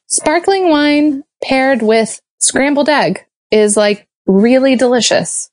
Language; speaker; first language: English; native; English